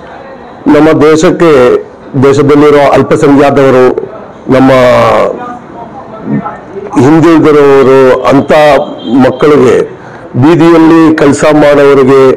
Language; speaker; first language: Kannada; non-native, local second language; Urdu